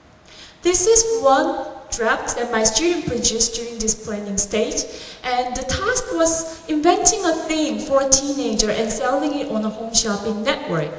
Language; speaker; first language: English; non-native, fluent; Korean